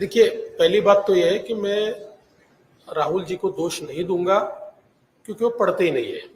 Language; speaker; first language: Hindi; non-native, local second language; Marathi